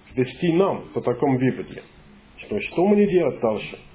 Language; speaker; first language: Russian; non-native, fluent; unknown